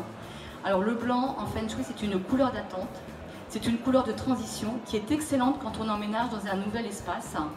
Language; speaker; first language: French; native; French